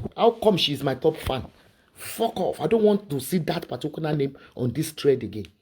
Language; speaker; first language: English; non-native, local second language; Yoruba